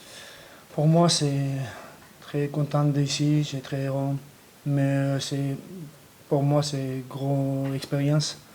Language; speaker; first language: French; non-native, learner; Georgian